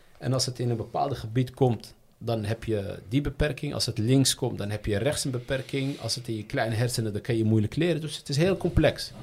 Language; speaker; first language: Dutch; early bilingual, other home language; Riffian